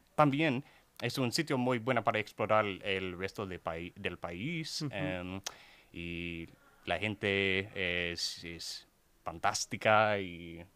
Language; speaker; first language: Spanish; non-native, learner; English